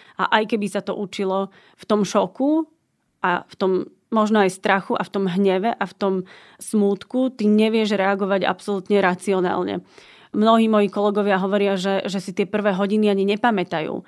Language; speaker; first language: Slovak; native; Slovak